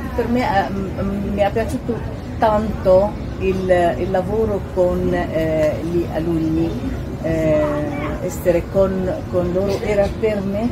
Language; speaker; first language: Italian; non-native, fluent; Arabic